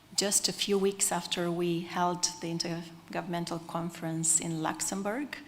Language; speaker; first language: English; non-native, fluent; Romanian